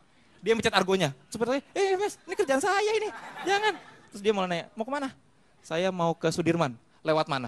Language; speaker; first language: Indonesian; native; Indonesian